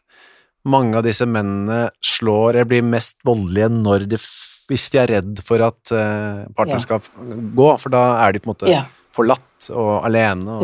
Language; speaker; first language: Norwegian; native; Norwegian